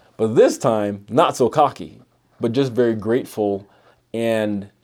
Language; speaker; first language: English; native; English